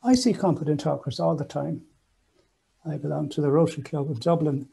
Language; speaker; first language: English; native; English